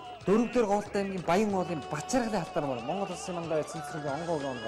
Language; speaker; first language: Mongolian; native; Mongolian